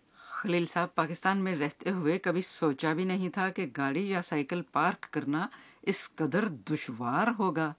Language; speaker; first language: Urdu; native; Urdu